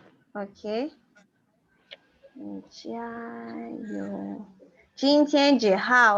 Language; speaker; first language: Chinese; non-native, fluent; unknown